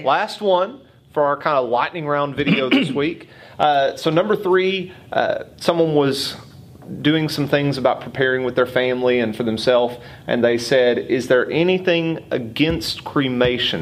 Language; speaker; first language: English; native; English